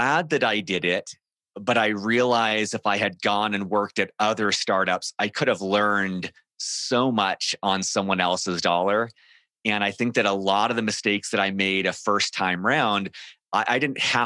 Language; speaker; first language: English; native; English